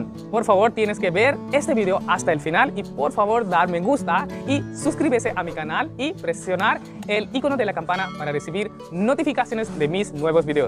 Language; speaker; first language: Spanish; non-native, learner; Hindi